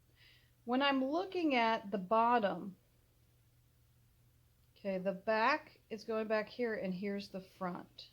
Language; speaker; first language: English; native; English